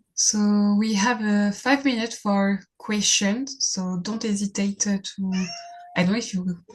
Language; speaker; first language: English; non-native, fluent; French